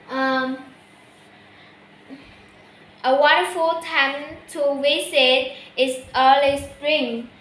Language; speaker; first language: English; non-native, learner; Vietnamese